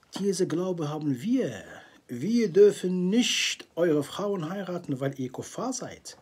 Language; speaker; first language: German; non-native, fluent; Arabic